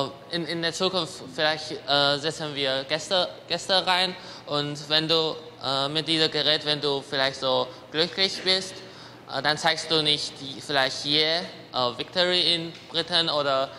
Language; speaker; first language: German; non-native, learner; Chinese